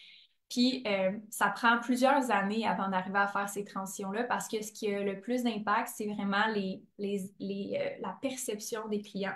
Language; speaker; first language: French; native; French